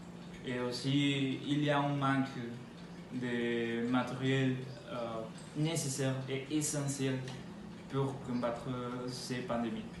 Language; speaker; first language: French; non-native, learner; Spanish